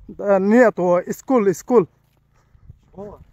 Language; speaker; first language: Russian; non-native, learner; Bangla